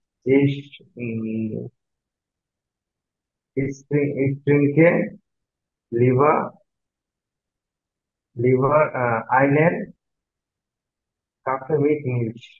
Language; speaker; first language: German; non-native, learner; Bangla